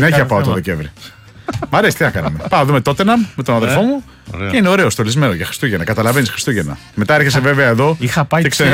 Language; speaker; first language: Greek; native; Greek